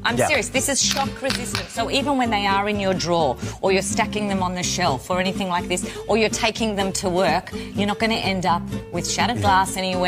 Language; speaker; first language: English; native; English